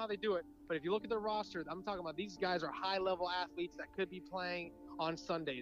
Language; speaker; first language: English; native; English